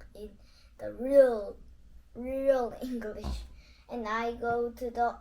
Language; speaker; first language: English; non-native, learner; Korean